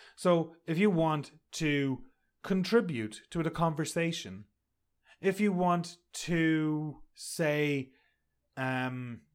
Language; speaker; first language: English; native; English